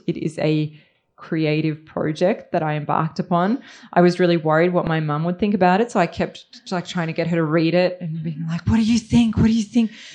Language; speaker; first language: English; early bilingual, other home language; Serbian